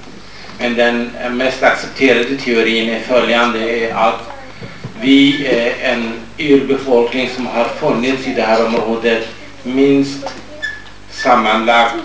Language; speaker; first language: Swedish; non-native, fluent; Kurdish